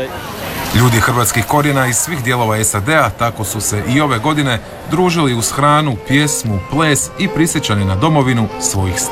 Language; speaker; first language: Serbian; native; Serbian